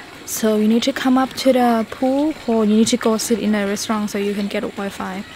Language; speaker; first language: English; non-native, learner; Thai